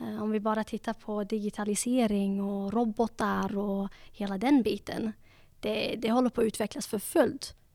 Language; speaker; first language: Swedish; early bilingual, other home language; Dutch